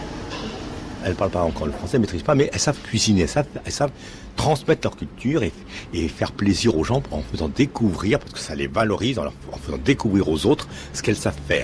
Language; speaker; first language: French; native; French